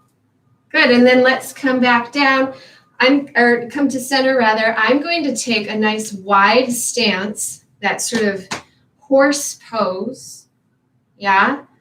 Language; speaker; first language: English; native; English